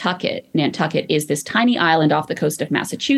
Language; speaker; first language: English; native; English